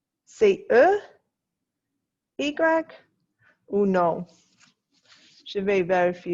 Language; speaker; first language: French; non-native, fluent; English